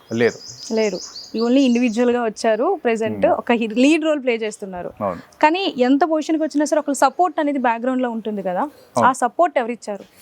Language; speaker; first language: Telugu; native; Telugu